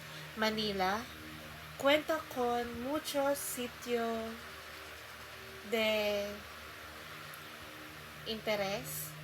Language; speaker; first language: Spanish; non-native, learner; Filipino